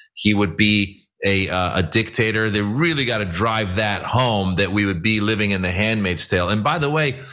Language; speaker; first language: English; non-native, fluent; Persian